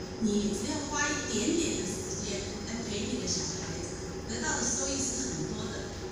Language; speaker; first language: Chinese; native; Chinese